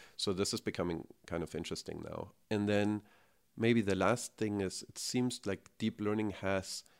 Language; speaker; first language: English; non-native, fluent; German